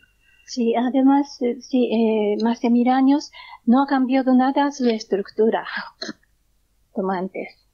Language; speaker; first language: Spanish; non-native, learner; Japanese